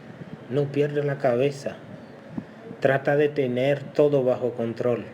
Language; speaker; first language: Spanish; non-native, local second language; Haitian Creole